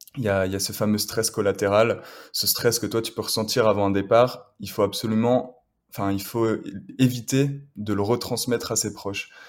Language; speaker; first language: French; native; French